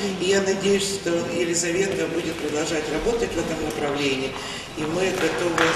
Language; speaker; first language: Russian; native; Russian